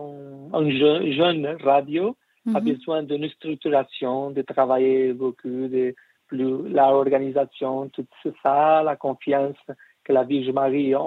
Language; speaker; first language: French; non-native, learner; Portuguese